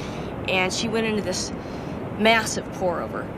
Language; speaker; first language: English; native; English